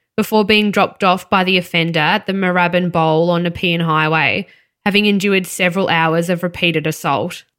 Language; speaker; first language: English; native; English